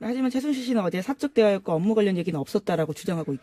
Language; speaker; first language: Korean; native; Korean